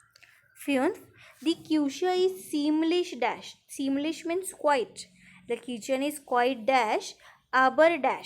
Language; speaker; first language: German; non-native, fluent; Marathi